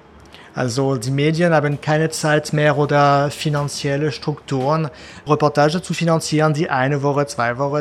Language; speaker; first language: German; non-native, fluent; French